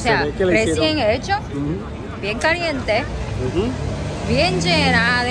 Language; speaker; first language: Spanish; non-native, learner; Japanese